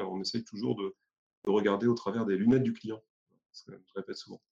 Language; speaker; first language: French; native; French